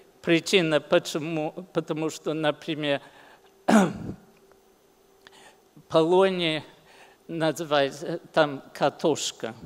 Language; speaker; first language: Russian; early bilingual, heritage; English